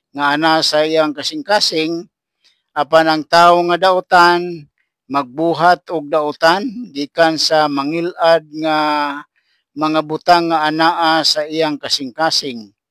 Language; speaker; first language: Cebuano; non-native, local second language; Hiligaynon